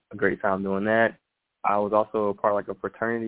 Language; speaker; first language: English; native; English